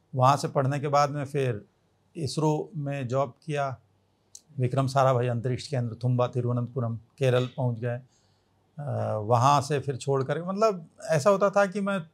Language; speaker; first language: Hindi; native; Hindi